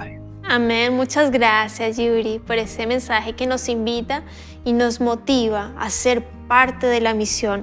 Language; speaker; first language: Spanish; native; Spanish